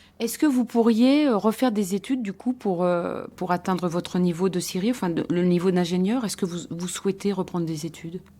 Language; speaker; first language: French; native; French